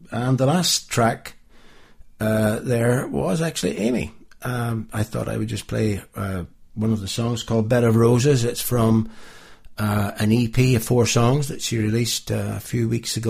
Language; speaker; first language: English; native; English